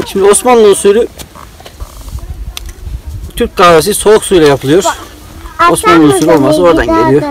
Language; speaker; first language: Turkish; native; Turkish